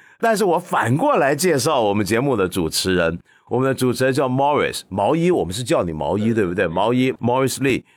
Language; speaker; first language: Chinese; non-native, local second language; Cantonese